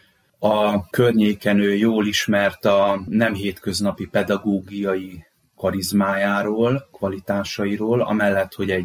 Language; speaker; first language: Hungarian; native; Hungarian